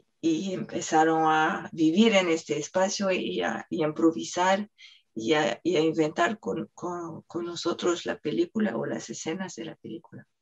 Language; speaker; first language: Spanish; non-native, fluent; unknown